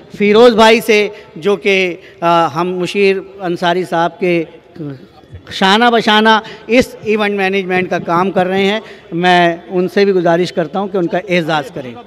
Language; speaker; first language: Hindi; native; Hindi